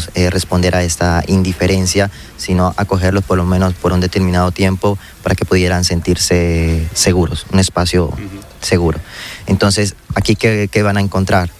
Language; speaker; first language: Spanish; native; Spanish